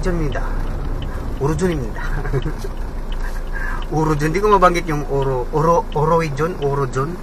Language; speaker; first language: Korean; non-native, learner; Filipino